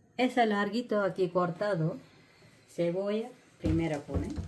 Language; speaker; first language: Spanish; non-native, learner; Malayalam